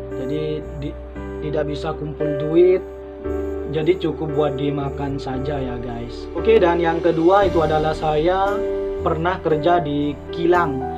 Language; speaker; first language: Indonesian; non-native, local second language; Madurese